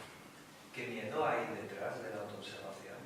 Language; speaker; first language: Spanish; native; Spanish